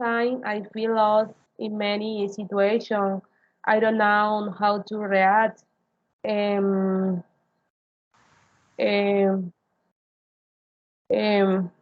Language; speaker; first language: English; non-native, learner; Spanish